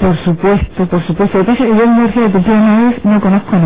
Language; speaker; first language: Spanish; native; Spanish